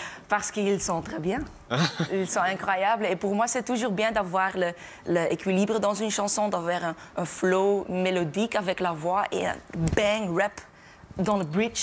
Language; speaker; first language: French; non-native, local second language; Dutch